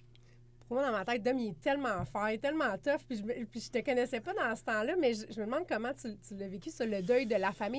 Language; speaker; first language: French; native; French